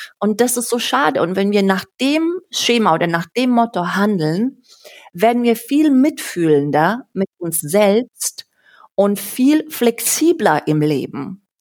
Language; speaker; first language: German; non-native, fluent; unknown